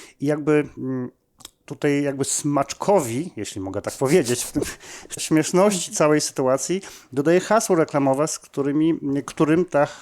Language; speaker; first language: Polish; native; Polish